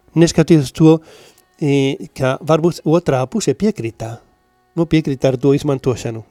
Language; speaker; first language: Latvian; non-native, learner; Spanish